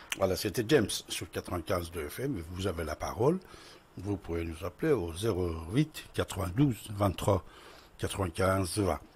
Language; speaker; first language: French; non-native, fluent; Persian